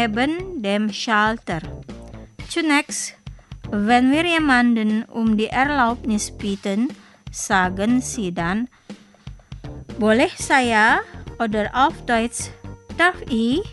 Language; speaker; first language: German; non-native, fluent; Indonesian